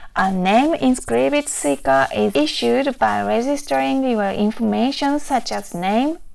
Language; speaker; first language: English; non-native, fluent; Japanese